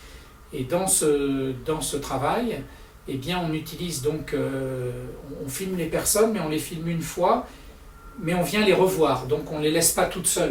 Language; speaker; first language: French; native; French